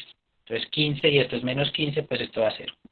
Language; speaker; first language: Spanish; native; Spanish